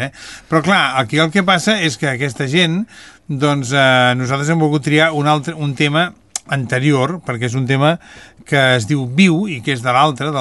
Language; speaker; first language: Catalan; native; Catalan